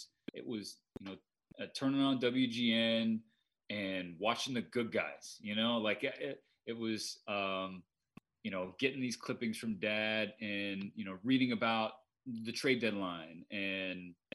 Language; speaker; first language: English; native; English